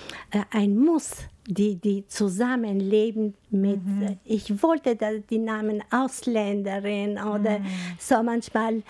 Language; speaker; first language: German; non-native, fluent; Albanian